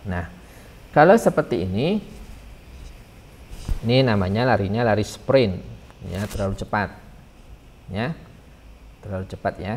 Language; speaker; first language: Indonesian; native; Indonesian